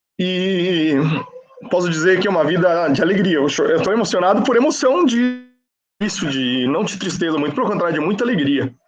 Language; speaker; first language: Portuguese; non-native, fluent; Spanish